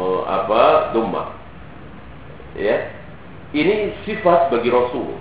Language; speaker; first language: Indonesian; native; Indonesian